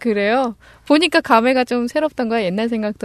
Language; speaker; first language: Korean; native; Korean